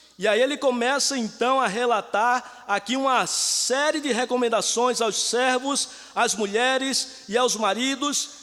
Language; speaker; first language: Portuguese; native; Portuguese